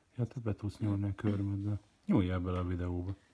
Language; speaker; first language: Hungarian; native; Hungarian